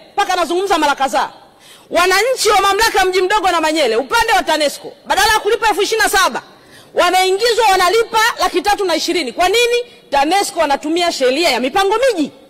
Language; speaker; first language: Swahili; native; Swahili